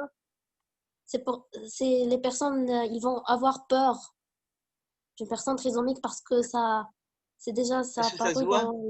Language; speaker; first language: French; non-native, local second language; Arabic